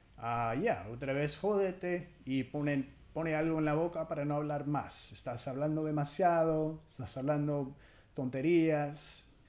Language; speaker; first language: Spanish; non-native, fluent; English